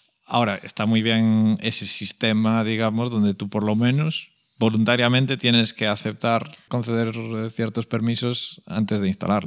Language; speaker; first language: Spanish; native; Spanish